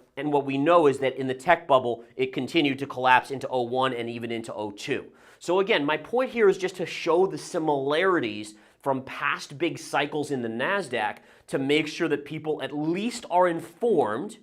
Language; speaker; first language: English; native; English